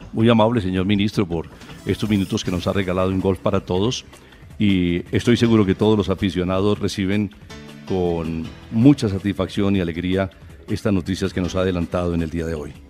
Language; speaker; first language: Spanish; native; Spanish